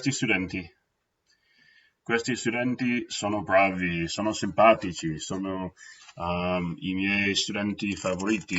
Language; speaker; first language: Italian; non-native, fluent; English